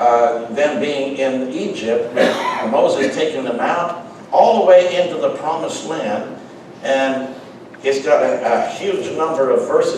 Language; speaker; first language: English; native; English